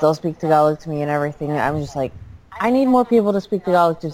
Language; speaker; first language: English; early bilingual, other home language; Filipino